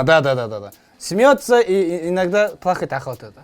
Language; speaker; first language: Russian; non-native, local second language; Kazakh